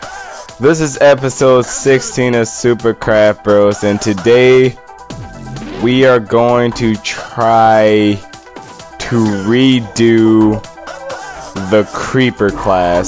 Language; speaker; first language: English; native; English